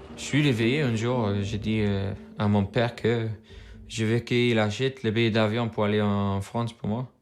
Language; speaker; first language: French; non-native, fluent; English